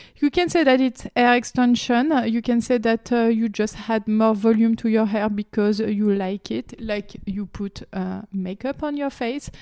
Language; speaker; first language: English; non-native, learner; French